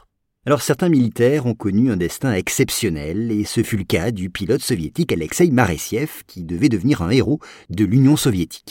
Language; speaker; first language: French; native; French